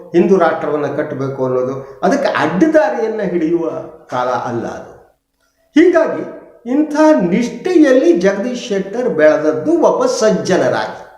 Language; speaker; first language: Kannada; native; Kannada